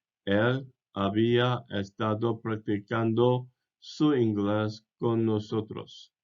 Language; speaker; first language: Spanish; non-native, fluent; English